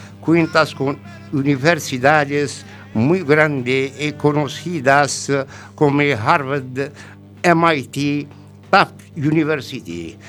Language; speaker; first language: Spanish; non-native, learner; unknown